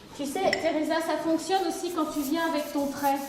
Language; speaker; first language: French; native; French